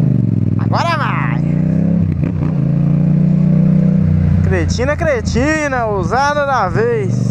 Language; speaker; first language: Portuguese; native; Portuguese